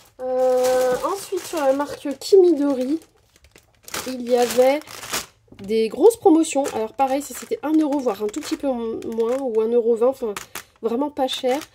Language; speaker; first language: French; native; French